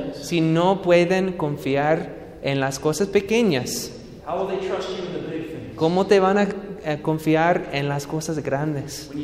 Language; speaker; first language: Spanish; non-native, fluent; English